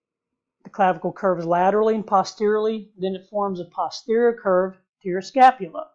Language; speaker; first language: English; native; English